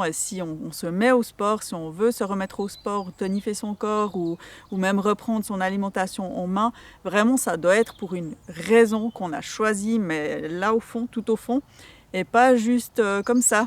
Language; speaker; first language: French; native; French